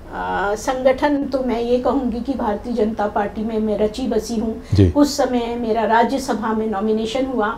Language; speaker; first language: Hindi; native; Hindi